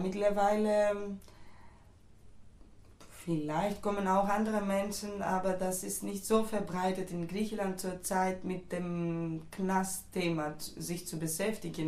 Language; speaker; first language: German; non-native, fluent; Greek